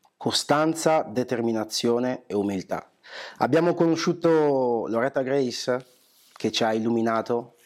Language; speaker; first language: Italian; early bilingual, other home language; Portuguese